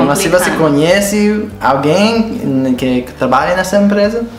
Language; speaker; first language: Portuguese; non-native, fluent; English